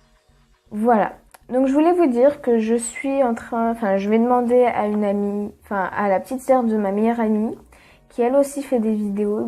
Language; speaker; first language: French; native; French